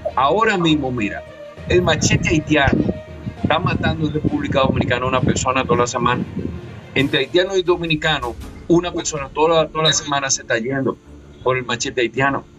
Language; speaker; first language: Spanish; native; Spanish